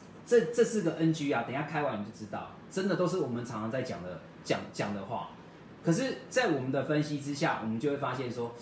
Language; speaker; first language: Chinese; native; Chinese